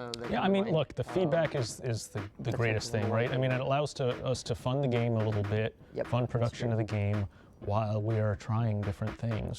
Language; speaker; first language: English; native; English